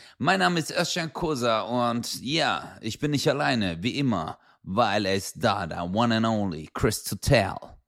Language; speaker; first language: German; early bilingual, other home language; Turkish